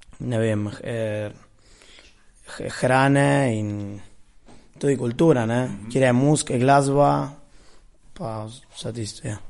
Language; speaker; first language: Slovenian; early bilingual, heritage; Spanish